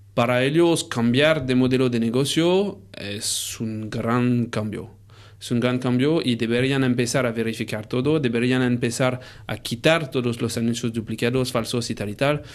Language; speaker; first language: Spanish; non-native, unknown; French